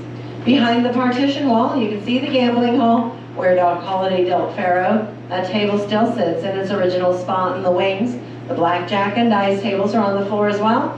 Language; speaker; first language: English; native; English